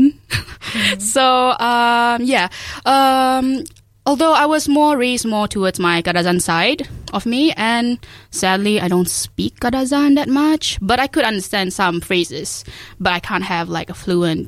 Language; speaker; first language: English; non-native, local second language; Malay